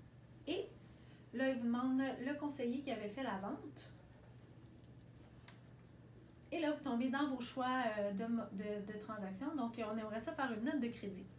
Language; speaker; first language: French; native; French